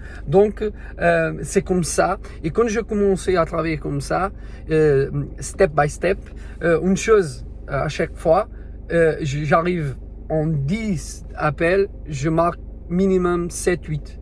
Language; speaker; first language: French; non-native, learner; Portuguese